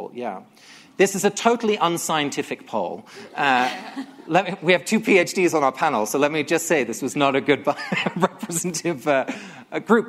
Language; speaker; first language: English; native; English